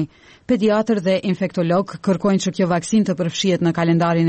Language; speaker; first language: Albanian; native; Albanian